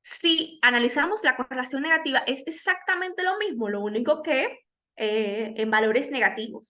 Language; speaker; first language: Spanish; native; Spanish